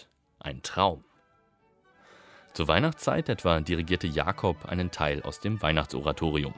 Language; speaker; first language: German; native; German